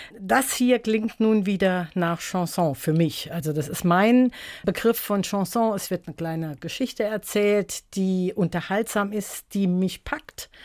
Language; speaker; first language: German; native; German